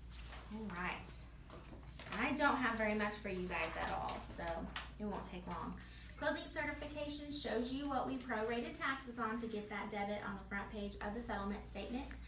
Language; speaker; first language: English; native; English